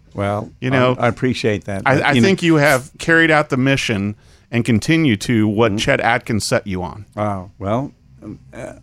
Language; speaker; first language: English; native; English